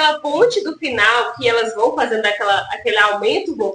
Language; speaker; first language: Portuguese; native; Portuguese